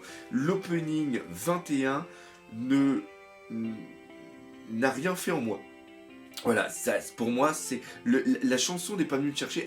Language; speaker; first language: French; native; French